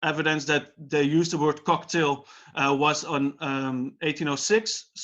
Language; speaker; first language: English; non-native, fluent; Dutch